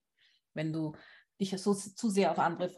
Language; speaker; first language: German; native; German